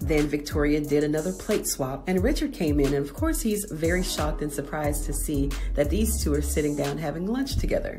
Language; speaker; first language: English; native; English